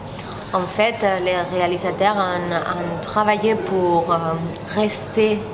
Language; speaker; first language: French; non-native, learner; Spanish